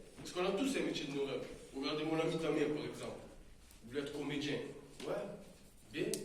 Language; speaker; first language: French; native; French